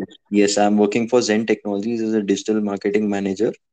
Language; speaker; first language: English; non-native, local second language; Hindi